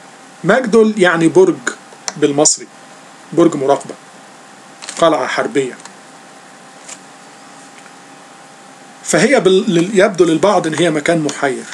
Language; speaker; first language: Arabic; native; Arabic